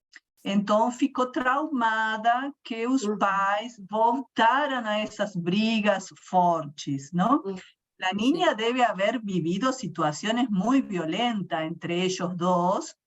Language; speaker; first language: Portuguese; non-native, learner; Spanish